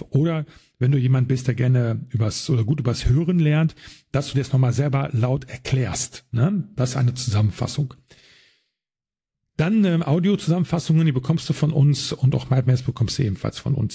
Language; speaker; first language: German; native; German